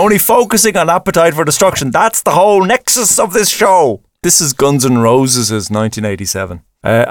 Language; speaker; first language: English; native; English